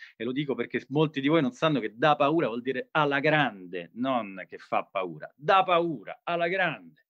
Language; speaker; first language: Italian; native; Italian